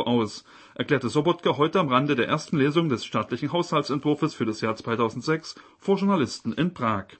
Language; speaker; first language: German; native; German